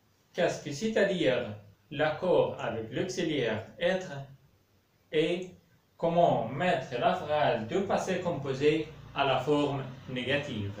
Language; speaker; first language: French; non-native, fluent; Arabic